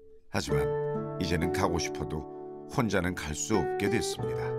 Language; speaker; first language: Korean; native; Korean